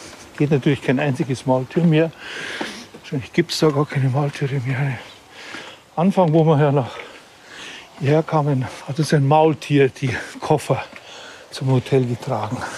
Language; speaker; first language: German; native; German